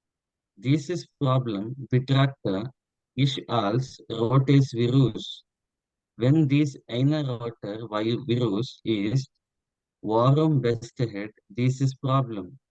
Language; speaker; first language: German; non-native, learner; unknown